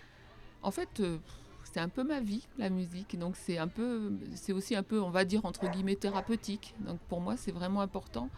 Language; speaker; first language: French; native; French